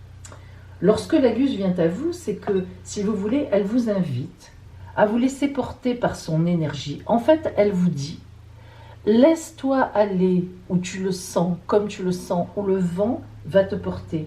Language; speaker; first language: French; native; French